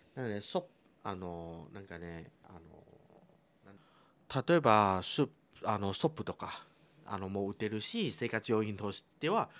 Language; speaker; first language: Japanese; non-native, fluent; Chinese